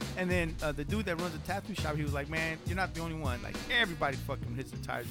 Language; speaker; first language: English; early bilingual, other home language; Spanish